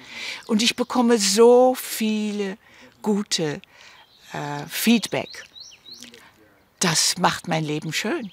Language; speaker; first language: German; early bilingual, heritage; German